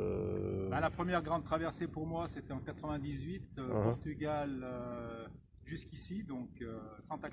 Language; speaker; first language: French; native; French